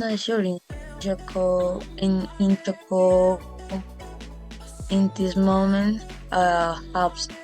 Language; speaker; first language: English; non-native, learner; Spanish